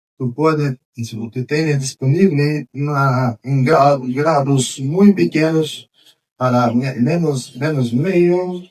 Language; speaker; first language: Spanish; non-native, fluent; Portuguese